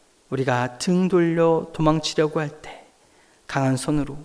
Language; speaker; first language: Korean; native; Korean